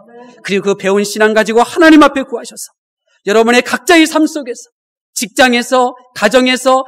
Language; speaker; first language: Korean; native; Korean